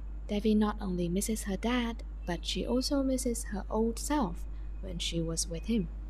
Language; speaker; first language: English; non-native, fluent; Vietnamese